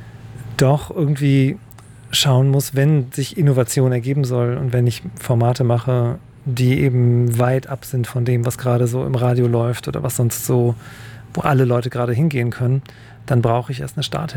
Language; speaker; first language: German; native; German